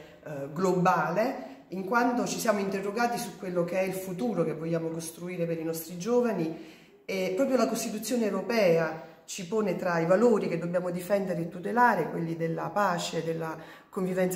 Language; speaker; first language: Italian; native; Italian